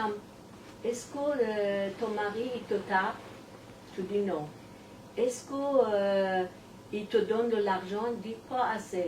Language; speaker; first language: French; non-native, learner; Persian